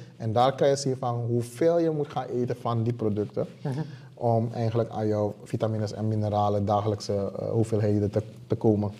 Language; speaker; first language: Dutch; native; Dutch